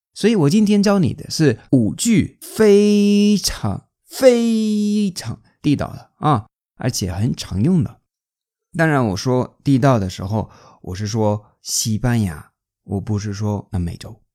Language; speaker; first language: Chinese; non-native, fluent; Spanish